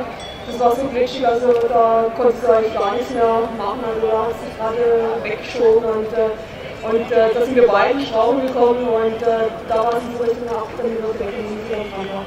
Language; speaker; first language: German; native; German